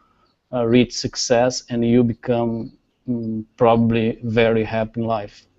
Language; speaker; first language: English; non-native, learner; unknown